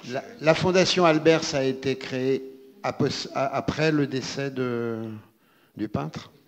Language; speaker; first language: French; native; French